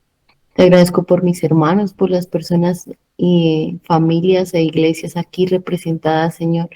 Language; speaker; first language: Spanish; native; Spanish